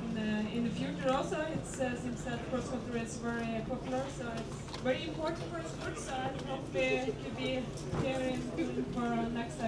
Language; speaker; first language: English; non-native, fluent; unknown